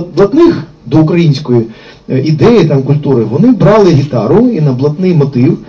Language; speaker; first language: Ukrainian; non-native, local second language; Russian